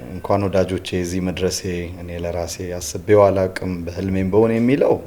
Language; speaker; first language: Amharic; early bilingual, other home language; Tigrinya